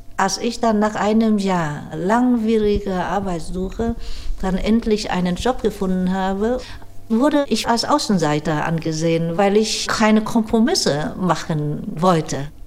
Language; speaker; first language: German; non-native, fluent; Vietnamese